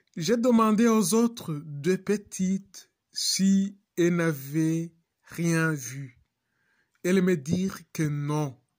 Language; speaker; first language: French; non-native, local second language; Kinyarwanda